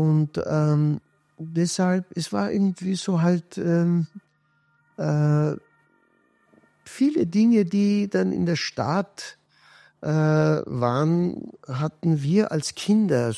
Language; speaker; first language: German; non-native, fluent; Kurdish